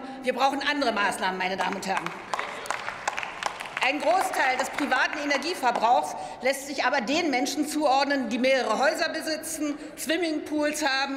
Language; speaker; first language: German; native; German